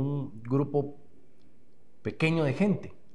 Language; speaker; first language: Spanish; native; Spanish